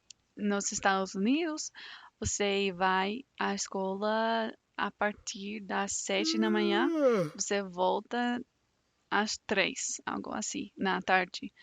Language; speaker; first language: Portuguese; non-native, fluent; English